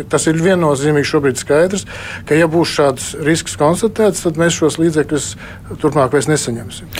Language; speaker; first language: Latvian; native; Latvian